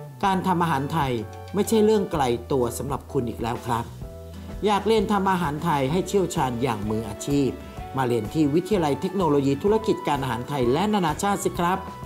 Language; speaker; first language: Thai; native; Thai